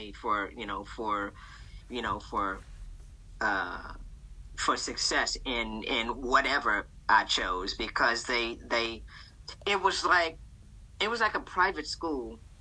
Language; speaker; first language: English; native; English